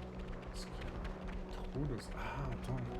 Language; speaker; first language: French; native; French